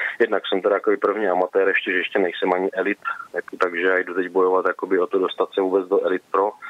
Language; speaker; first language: Czech; native; Czech